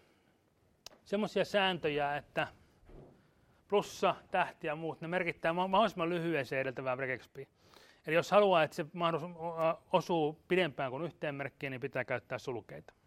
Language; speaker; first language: Finnish; native; Finnish